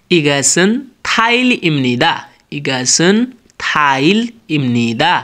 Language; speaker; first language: Korean; non-native, learner; Nepali